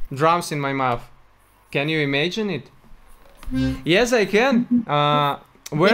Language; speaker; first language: English; non-native, learner; Russian